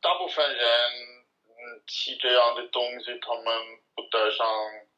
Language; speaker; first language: Chinese; non-native, learner; German